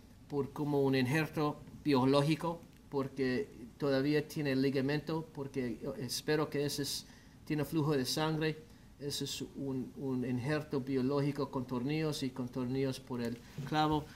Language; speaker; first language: Spanish; non-native, learner; English